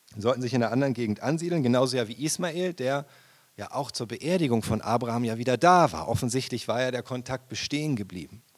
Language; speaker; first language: German; native; German